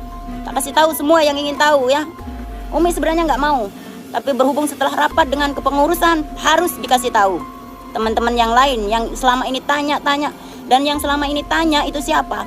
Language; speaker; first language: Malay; non-native, local second language; Javanese